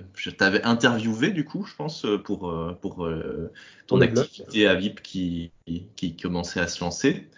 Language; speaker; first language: French; native; French